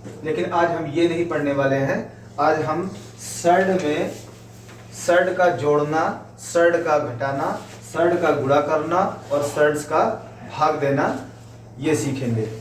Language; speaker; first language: Hindi; native; Hindi